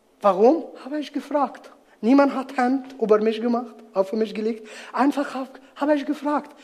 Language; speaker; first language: German; non-native, learner; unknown